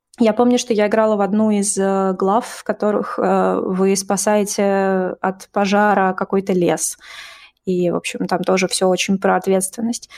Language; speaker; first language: Russian; native; Russian